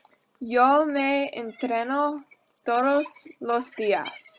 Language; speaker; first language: Spanish; non-native, learner; English